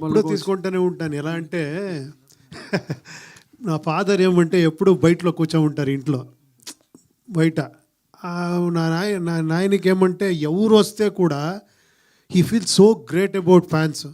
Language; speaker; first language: Telugu; non-native, fluent; Kannada